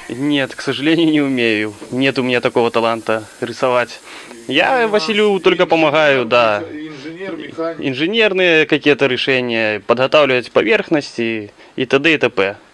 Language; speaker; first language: Russian; native; Russian